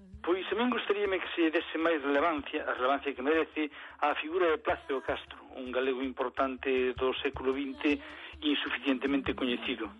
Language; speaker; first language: Galician; native; Galician